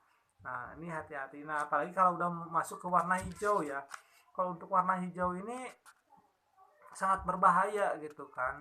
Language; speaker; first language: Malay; non-native, local second language; Sundanese